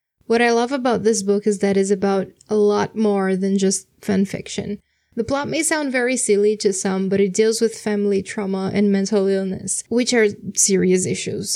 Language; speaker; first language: English; non-native, fluent; Portuguese